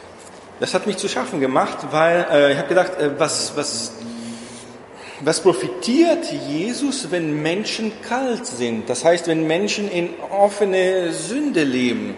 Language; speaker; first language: German; non-native, fluent; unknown